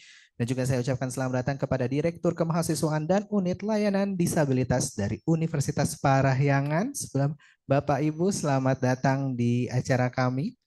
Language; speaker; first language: Indonesian; native; Indonesian